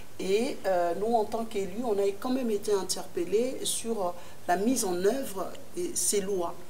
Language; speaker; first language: French; non-native, local second language; Lingala